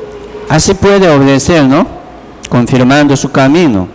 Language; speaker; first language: Spanish; non-native, learner; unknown